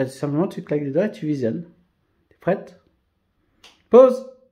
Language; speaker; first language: French; native; French